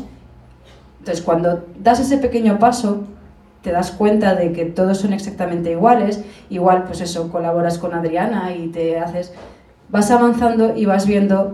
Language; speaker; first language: Spanish; native; Spanish